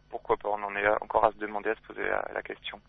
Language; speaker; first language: French; native; French